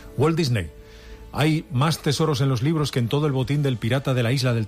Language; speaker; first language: Spanish; native; Spanish